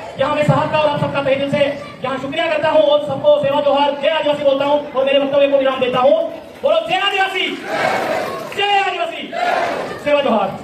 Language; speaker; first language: Hindi; non-native, local second language; Bhili